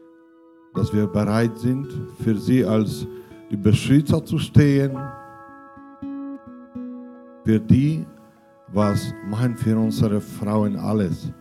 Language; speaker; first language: German; non-native, fluent; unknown